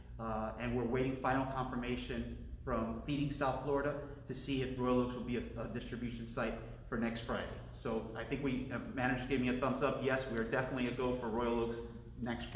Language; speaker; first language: English; early bilingual, other home language; Spanish